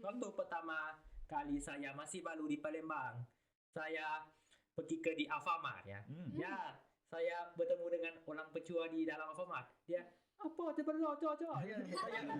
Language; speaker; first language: Indonesian; non-native, learner; Thai